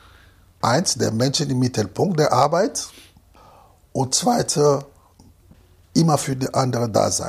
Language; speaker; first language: German; non-native, fluent; Lingala